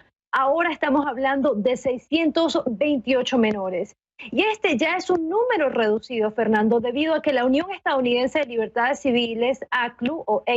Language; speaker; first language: Spanish; native; Spanish